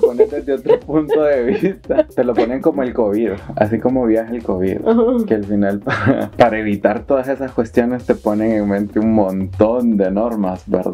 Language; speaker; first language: Spanish; native; Spanish